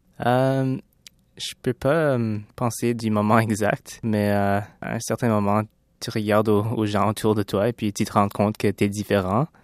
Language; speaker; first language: French; early bilingual, other home language; Lao